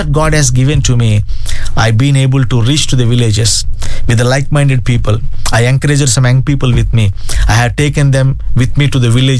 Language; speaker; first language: English; non-native, local second language; Telugu